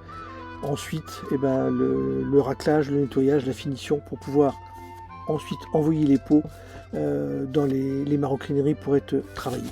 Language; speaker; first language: French; native; French